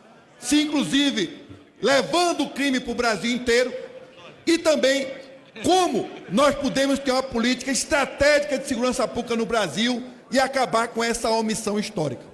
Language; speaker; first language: Portuguese; native; Portuguese